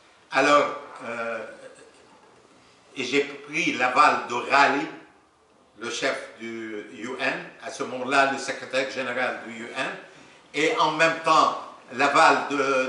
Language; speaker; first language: French; non-native, local second language; Arabic